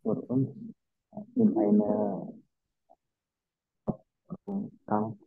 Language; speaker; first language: German; non-native, learner; Indonesian